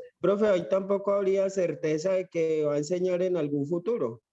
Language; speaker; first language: Spanish; native; Spanish